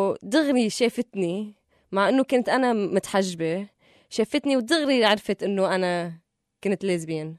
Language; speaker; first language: Arabic; native; Arabic